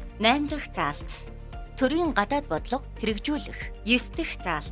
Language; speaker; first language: Mongolian; native; Mongolian